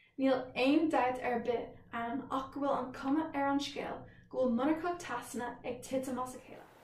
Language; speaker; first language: Irish; non-native, local second language; English